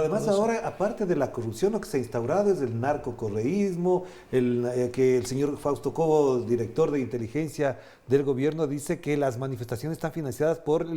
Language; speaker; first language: Spanish; native; Spanish